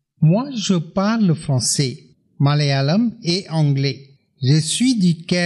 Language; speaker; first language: French; non-native, fluent; Tamil